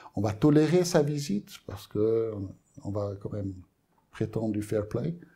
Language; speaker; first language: French; native; French